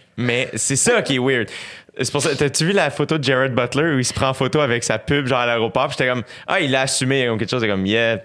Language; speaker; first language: French; native; French